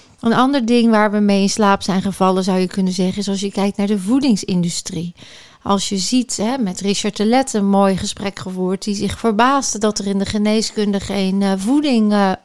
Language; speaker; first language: Dutch; native; Dutch